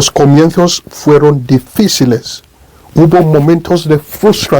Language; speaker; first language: Spanish; non-native, fluent; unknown